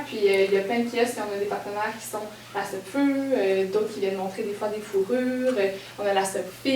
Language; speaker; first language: French; native; French